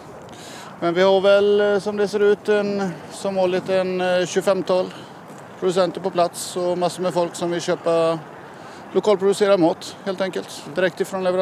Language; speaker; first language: Swedish; native; Swedish